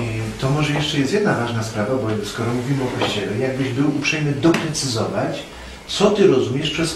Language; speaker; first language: Polish; native; Polish